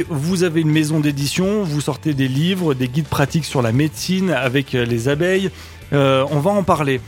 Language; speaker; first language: French; native; French